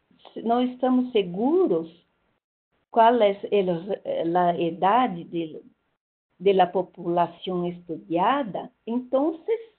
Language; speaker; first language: Spanish; non-native, fluent; Portuguese